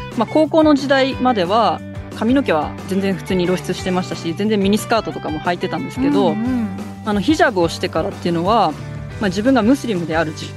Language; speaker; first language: Japanese; native; Japanese